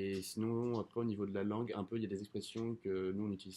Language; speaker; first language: French; native; French